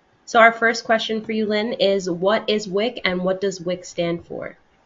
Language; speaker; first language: English; early bilingual, other home language; Spanish